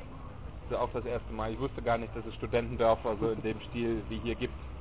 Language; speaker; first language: German; native; German